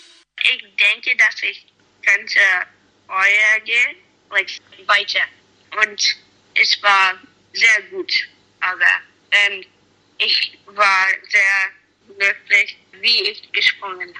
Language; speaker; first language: German; non-native, learner; English